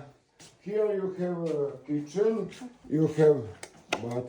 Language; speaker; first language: English; non-native, learner; Croatian